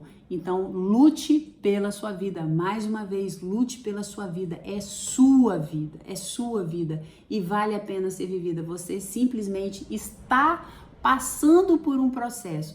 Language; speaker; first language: Portuguese; native; Portuguese